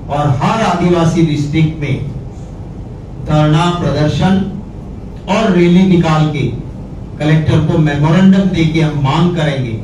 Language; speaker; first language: Hindi; non-native, local second language; Gujarati